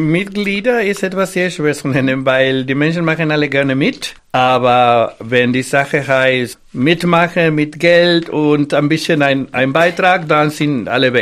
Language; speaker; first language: German; non-native, fluent; Spanish